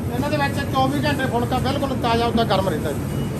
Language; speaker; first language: Punjabi; native; Punjabi